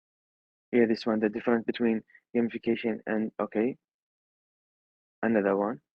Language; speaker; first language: English; non-native, learner; Arabic